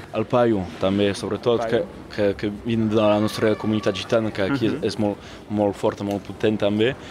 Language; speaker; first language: Catalan; non-native, local second language; French